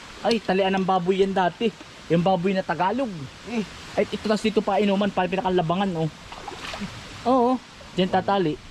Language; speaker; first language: Filipino; native; Filipino